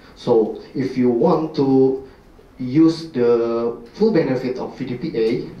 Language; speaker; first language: English; non-native, learner; Indonesian